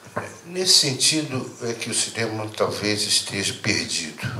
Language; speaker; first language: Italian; non-native, learner; Portuguese